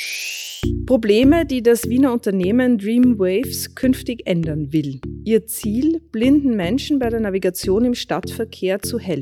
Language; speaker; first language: German; native; German